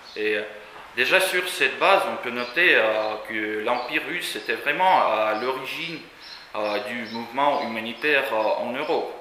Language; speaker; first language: French; non-native, fluent; Russian